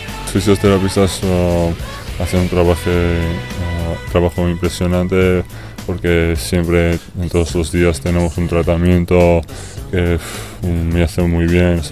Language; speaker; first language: Spanish; non-native, fluent; Georgian